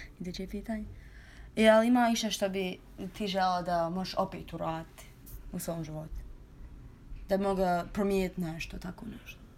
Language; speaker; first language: Croatian; early bilingual, heritage; Bosnian